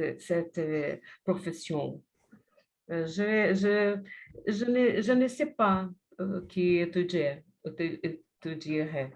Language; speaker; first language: French; non-native, learner; Portuguese